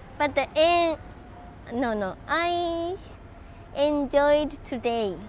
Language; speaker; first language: English; non-native, learner; Japanese